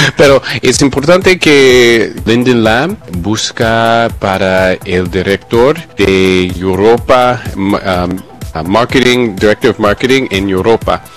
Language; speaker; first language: Spanish; non-native, learner; English